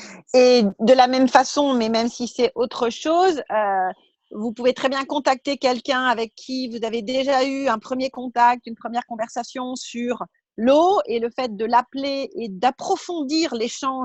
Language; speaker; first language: French; native; French